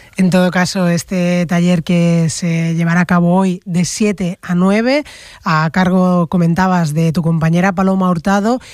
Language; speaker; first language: Spanish; non-native, local second language; Catalan